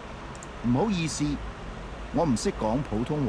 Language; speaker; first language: Cantonese; non-native, learner; English